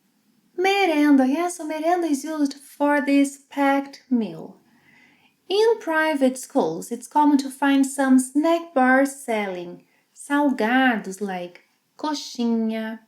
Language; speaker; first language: English; non-native, fluent; Portuguese